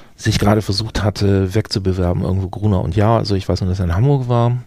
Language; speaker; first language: German; native; German